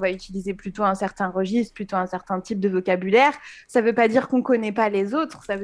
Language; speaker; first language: French; native; French